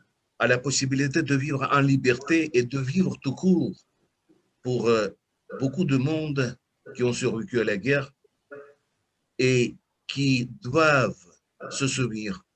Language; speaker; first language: French; non-native, fluent; Russian